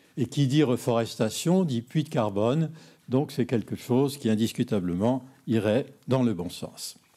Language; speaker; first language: French; native; French